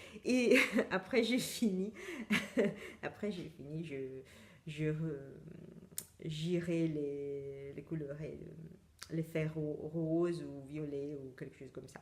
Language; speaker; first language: French; non-native, fluent; Italian